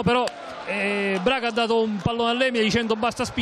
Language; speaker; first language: Italian; native; Italian